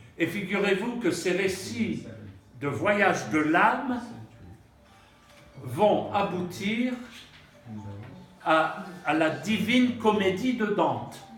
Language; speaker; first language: French; native; French